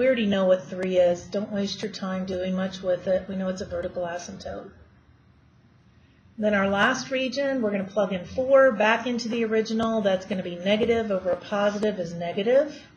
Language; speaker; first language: English; native; English